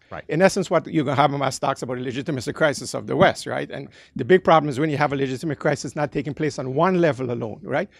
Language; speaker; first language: English; early bilingual, other home language; Dutch